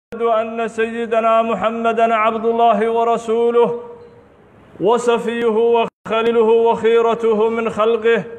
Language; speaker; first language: Arabic; non-native, local second language; Somali